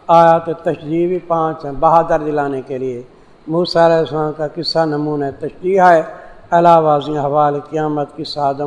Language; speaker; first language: Urdu; non-native, local second language; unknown